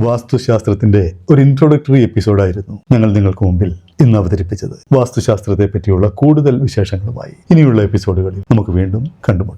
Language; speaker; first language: Malayalam; native; Malayalam